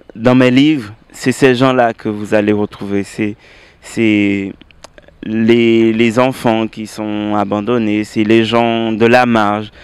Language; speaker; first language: French; native; French